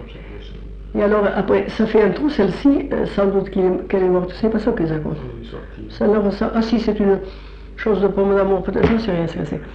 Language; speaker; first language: French; native; French